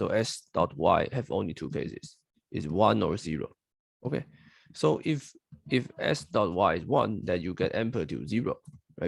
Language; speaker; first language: English; non-native, fluent; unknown